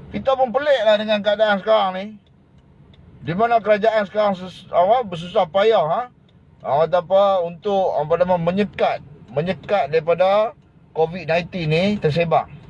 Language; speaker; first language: Malay; native; Malay